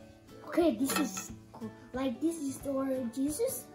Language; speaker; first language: English; early bilingual, other home language; Indonesian